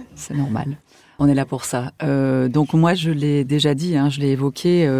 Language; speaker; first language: French; native; French